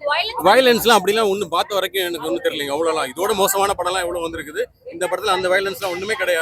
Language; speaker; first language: Tamil; native; Tamil